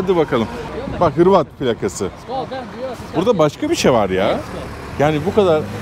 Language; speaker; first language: Turkish; native; Turkish